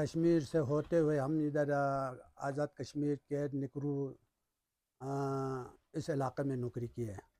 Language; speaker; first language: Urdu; non-native, local second language; Balti